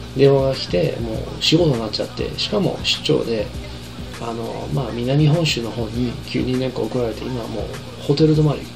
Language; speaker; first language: Japanese; non-native, fluent; English